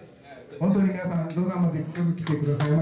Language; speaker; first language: Japanese; non-native, fluent; Chinese